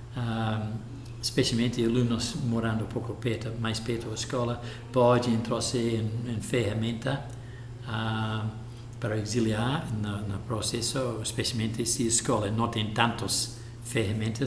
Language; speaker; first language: Portuguese; non-native, local second language; English